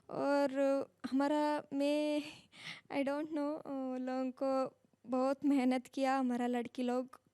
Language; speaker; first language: Hindi; non-native, local second language; Kannada